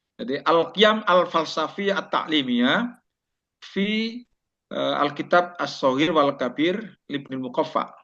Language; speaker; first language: Arabic; non-native, fluent; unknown